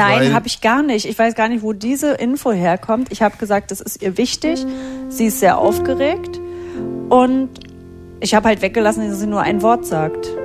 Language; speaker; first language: German; native; German